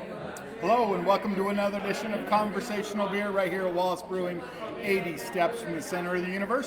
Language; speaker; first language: English; native; English